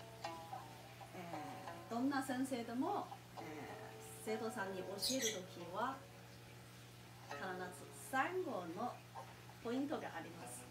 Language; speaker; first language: Japanese; non-native, fluent; Chinese